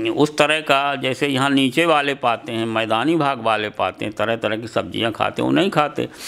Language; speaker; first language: Hindi; native; Hindi